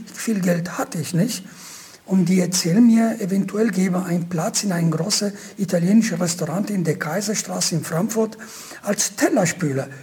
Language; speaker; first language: German; non-native, fluent; Italian